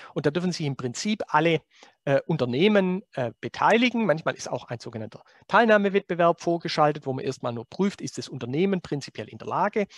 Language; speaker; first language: German; native; German